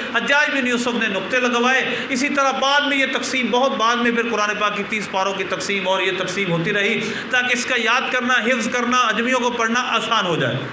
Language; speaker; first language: Urdu; non-native, local second language; Punjabi